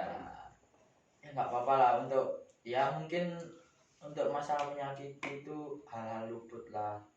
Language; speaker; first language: Indonesian; native; Indonesian